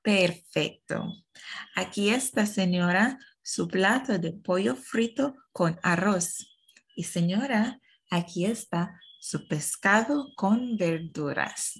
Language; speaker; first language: Spanish; non-native, fluent; English